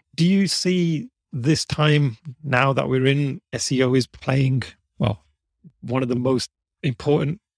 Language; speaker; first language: English; native; English